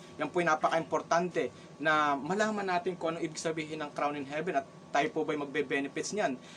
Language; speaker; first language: Filipino; non-native, local second language; Cebuano